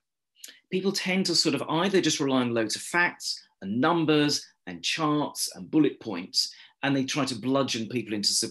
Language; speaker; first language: English; native; English